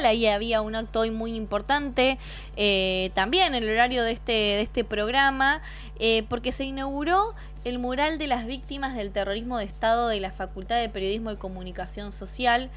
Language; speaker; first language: Spanish; native; Spanish